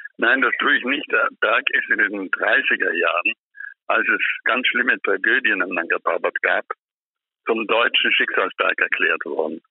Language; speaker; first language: German; native; German